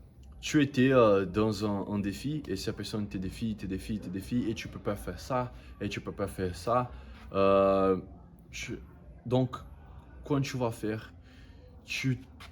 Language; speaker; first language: French; non-native, learner; Portuguese